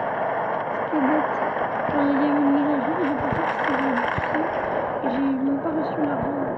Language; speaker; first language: French; native; French